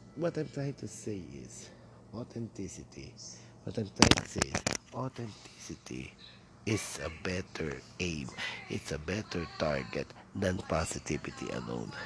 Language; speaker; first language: English; non-native, local second language; Filipino